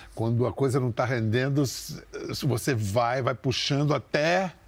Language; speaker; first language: Portuguese; native; Portuguese